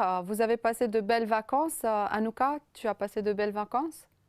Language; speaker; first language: French; non-native, fluent; Romanian